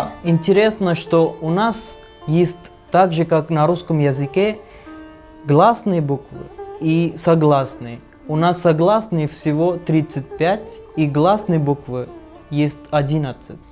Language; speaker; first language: Russian; non-native, learner; Hindi